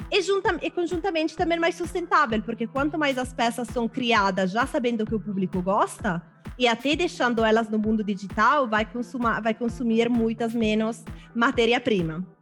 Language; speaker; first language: Portuguese; non-native, fluent; Italian